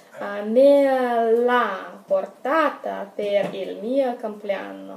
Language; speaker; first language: Italian; non-native, learner; Russian